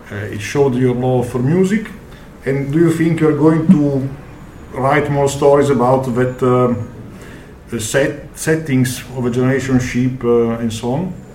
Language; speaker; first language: English; non-native, fluent; Italian